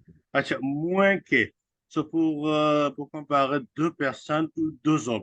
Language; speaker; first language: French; non-native, fluent; Urdu